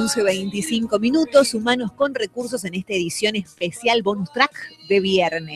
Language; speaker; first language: Spanish; native; Spanish